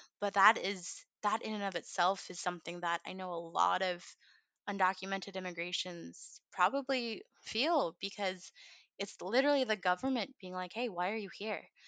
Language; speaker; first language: English; early bilingual, other home language; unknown